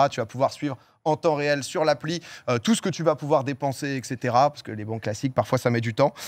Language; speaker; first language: French; native; French